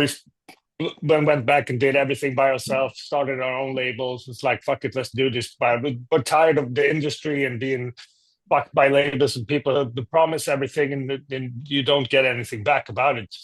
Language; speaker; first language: English; non-native, fluent; Swedish